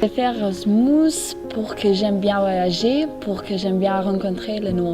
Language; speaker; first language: French; non-native, learner; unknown